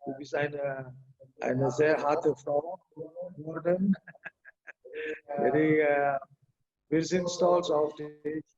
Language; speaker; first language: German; non-native, fluent; Indonesian